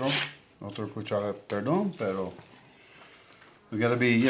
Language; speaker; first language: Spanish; non-native, learner; English